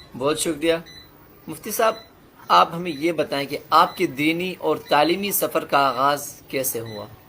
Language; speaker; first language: Urdu; non-native, local second language; Khowar